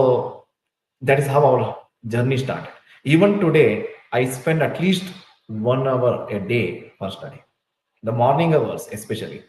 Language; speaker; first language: English; non-native, local second language; Tulu